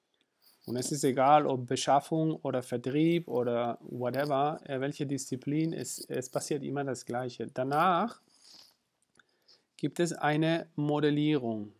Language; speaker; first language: German; non-native, fluent; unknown